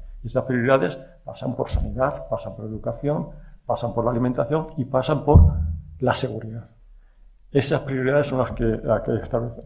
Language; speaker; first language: Spanish; native; Spanish